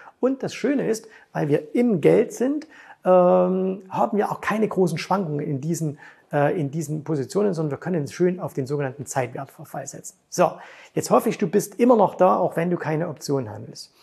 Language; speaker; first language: German; native; German